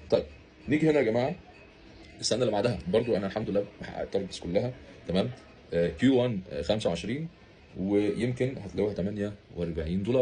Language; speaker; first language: Arabic; native; Arabic